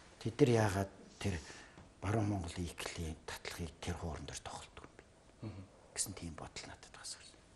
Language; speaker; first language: Mongolian; native; Mongolian